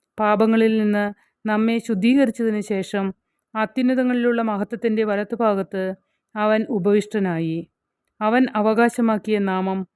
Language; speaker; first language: Malayalam; native; Malayalam